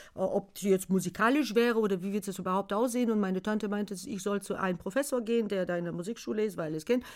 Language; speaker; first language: German; non-native, fluent; Bulgarian